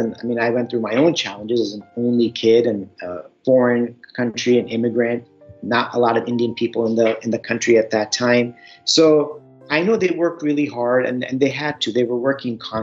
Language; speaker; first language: English; early bilingual, other home language; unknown